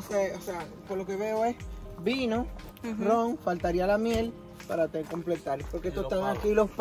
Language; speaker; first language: Spanish; native; Spanish